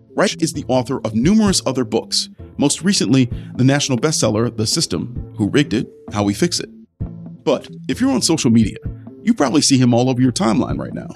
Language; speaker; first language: English; native; English